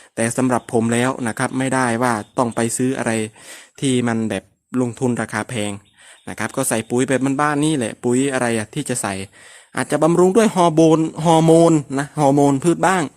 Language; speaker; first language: Thai; non-native, local second language; Northern Khmer